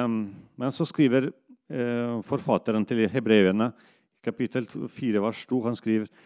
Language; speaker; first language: Norwegian; non-native, fluent; Russian